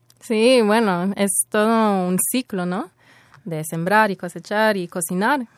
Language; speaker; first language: Spanish; early bilingual, heritage; Spanish